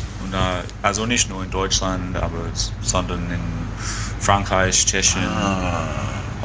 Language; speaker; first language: German; non-native, fluent; English